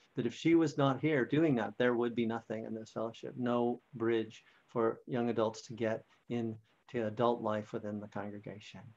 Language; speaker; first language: English; native; English